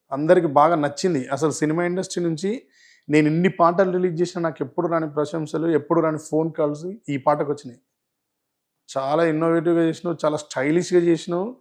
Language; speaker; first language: Telugu; native; Telugu